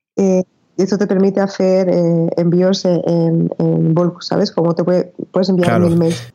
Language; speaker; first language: Spanish; native; Spanish